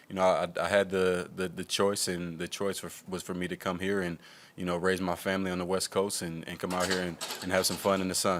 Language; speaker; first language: English; native; English